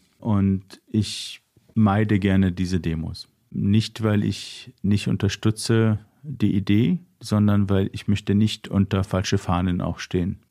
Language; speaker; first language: German; non-native, fluent; Arabic